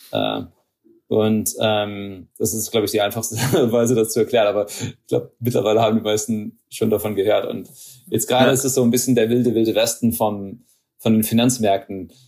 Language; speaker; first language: German; early bilingual, heritage; German